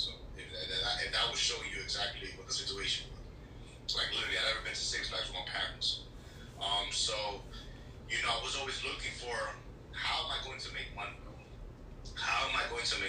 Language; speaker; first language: English; native; English